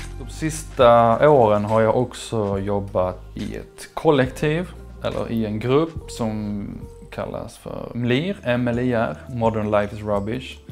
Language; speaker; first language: Swedish; native; Swedish